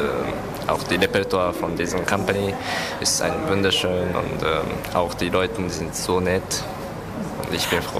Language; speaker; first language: German; non-native, learner; Japanese